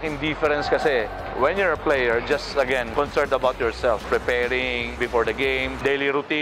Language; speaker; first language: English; non-native, local second language; Filipino